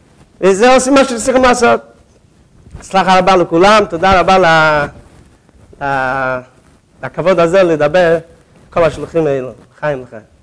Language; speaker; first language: Hebrew; non-native, fluent; French